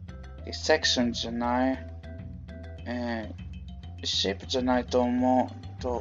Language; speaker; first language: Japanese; non-native, learner; English